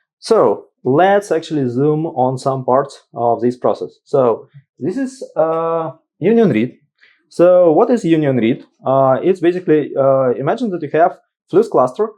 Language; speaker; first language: English; non-native, fluent; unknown